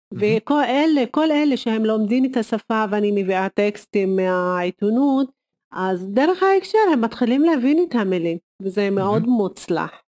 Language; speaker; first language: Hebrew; non-native, local second language; Arabic